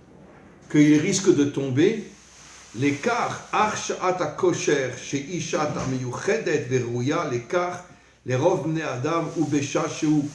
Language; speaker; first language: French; native; French